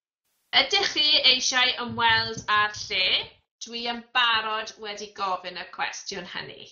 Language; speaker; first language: Welsh; non-native, fluent; English